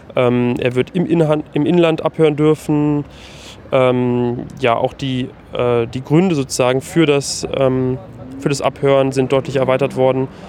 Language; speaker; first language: German; native; German